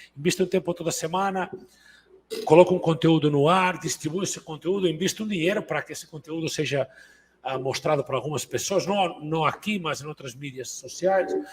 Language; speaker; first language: Portuguese; non-native, fluent; Catalan